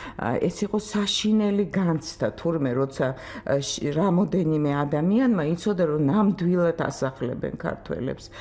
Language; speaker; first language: Georgian; non-native, fluent; Russian